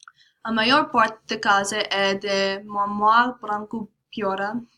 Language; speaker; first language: Portuguese; non-native, learner; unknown